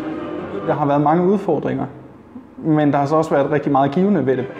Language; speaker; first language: Danish; native; Danish